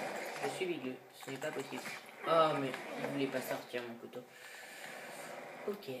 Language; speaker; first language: French; native; French